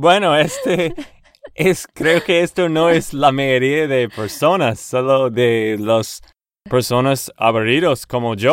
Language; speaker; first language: Spanish; non-native, learner; English